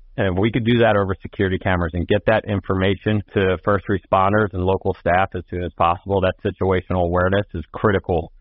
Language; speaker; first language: English; native; English